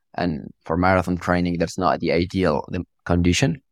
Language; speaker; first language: English; non-native, fluent; Italian